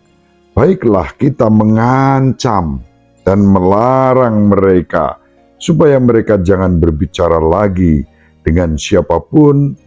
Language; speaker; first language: Indonesian; native; Indonesian